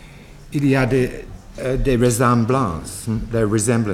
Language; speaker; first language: French; non-native, fluent; English